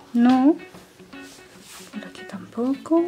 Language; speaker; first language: Spanish; native; Spanish